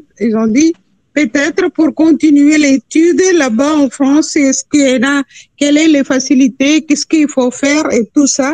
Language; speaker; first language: French; non-native, fluent; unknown